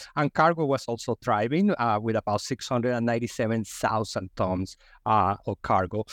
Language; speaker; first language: English; non-native, fluent; Spanish